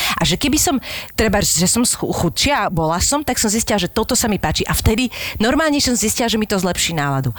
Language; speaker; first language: Slovak; native; Slovak